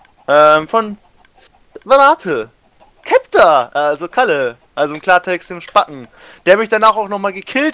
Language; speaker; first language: German; native; German